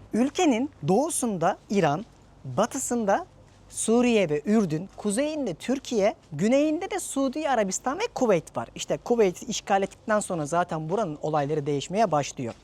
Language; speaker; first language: Turkish; native; Turkish